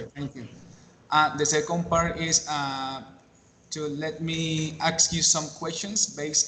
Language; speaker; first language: English; non-native, learner; Spanish